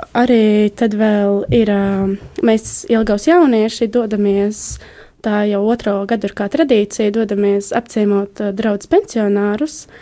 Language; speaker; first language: Latvian; native; Latvian